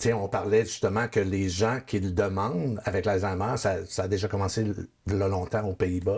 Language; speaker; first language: French; native; French